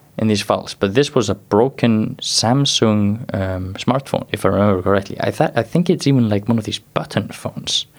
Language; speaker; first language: English; non-native, fluent; Icelandic